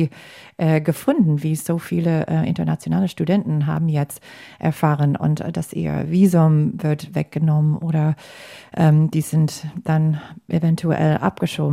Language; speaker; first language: German; non-native, fluent; English